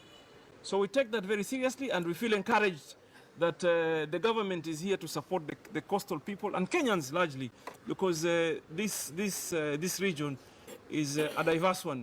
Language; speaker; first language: English; non-native, local second language; Swahili